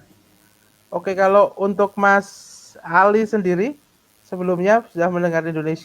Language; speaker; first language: Indonesian; native; Indonesian